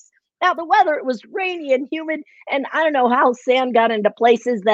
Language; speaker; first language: English; native; English